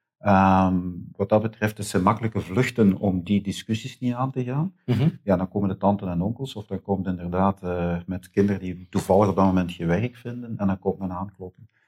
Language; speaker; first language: Dutch; native; Dutch